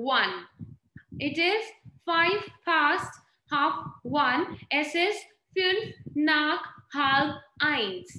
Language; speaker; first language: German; non-native, fluent; Hindi